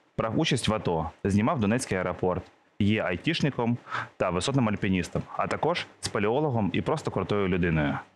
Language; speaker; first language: Ukrainian; native; Ukrainian